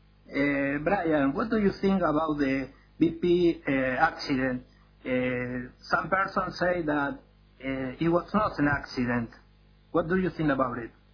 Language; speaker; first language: English; non-native, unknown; Spanish